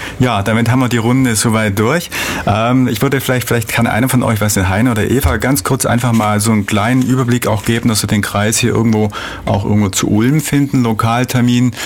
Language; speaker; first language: German; native; German